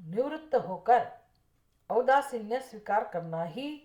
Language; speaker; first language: Hindi; non-native, local second language; Gujarati